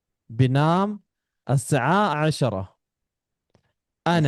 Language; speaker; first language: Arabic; non-native, fluent; Urdu